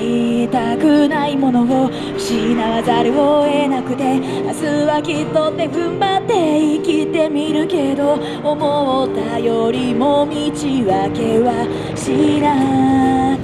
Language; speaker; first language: Japanese; native; Japanese